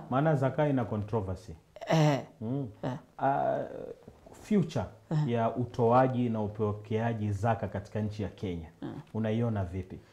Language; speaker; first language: Swahili; native; Swahili